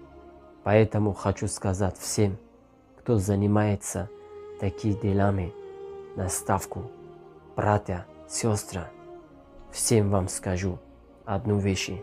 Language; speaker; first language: Russian; non-native, learner; Tajik